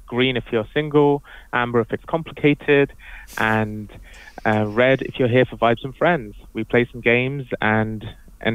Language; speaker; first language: English; native; English